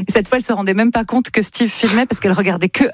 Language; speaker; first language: French; native; French